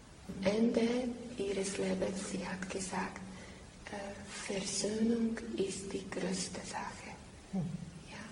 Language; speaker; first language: German; non-native, learner; Slovak